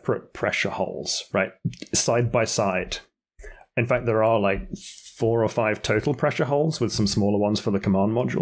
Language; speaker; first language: English; native; English